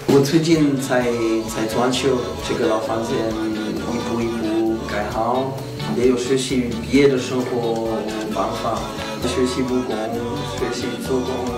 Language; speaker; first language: Chinese; non-native, learner; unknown